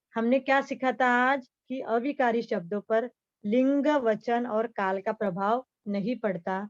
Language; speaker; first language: Hindi; non-native, local second language; Marathi